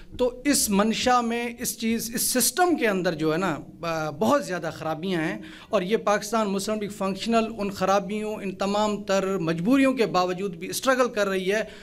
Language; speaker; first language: Urdu; non-native, local second language; Sindhi